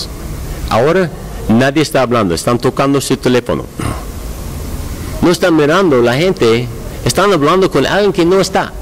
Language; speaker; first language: Spanish; non-native, learner; English